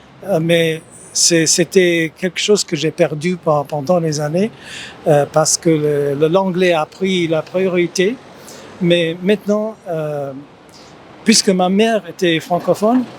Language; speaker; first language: French; early bilingual, heritage; English